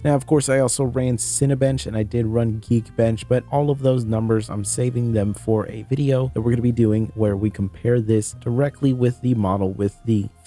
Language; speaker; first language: English; native; English